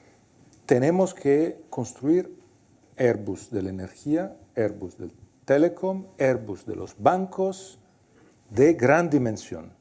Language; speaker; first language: Spanish; non-native, fluent; Italian